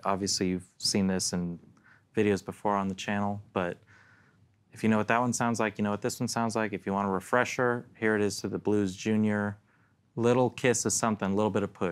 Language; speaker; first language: English; native; English